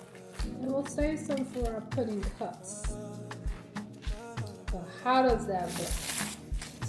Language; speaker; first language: English; native; English